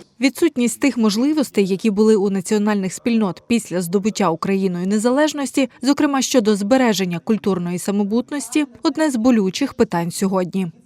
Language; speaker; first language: Ukrainian; native; Ukrainian